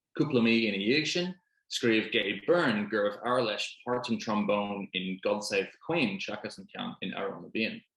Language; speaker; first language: Irish; non-native, local second language; English